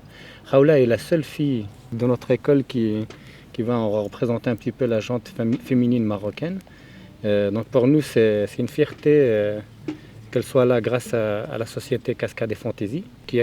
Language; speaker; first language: French; non-native, local second language; Arabic